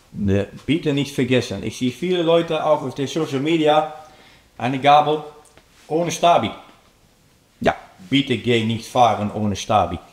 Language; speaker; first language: German; non-native, learner; Dutch